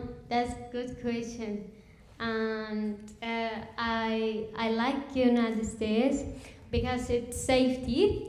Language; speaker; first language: English; non-native, learner; Kurdish